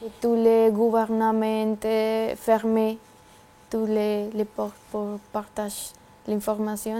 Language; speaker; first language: French; non-native, learner; Spanish